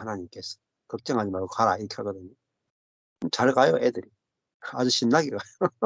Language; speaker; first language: Korean; native; Korean